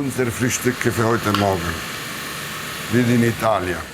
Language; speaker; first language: German; non-native, learner; Italian